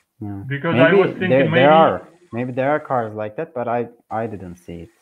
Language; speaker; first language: English; non-native, learner; Turkish